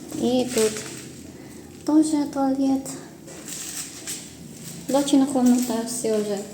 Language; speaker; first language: Russian; non-native, learner; Filipino